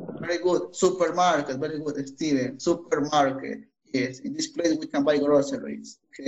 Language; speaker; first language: English; non-native, fluent; Spanish